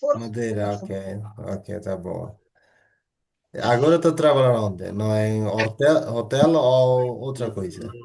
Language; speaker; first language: Portuguese; non-native, learner; Bangla